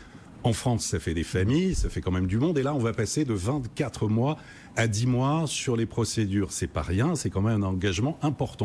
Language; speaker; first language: French; native; French